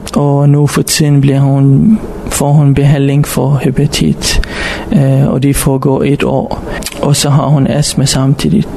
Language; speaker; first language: Danish; non-native, fluent; Arabic